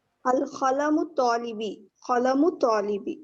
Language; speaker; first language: Arabic; non-native, learner; Urdu